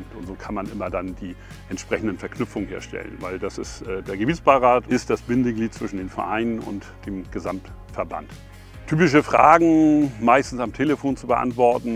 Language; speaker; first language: German; native; German